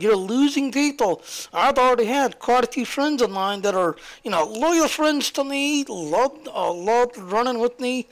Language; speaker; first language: English; native; English